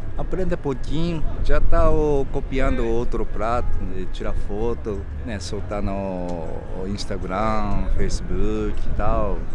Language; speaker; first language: Portuguese; non-native, learner; Japanese